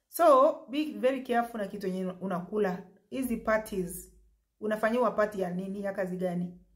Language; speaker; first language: Swahili; native; Swahili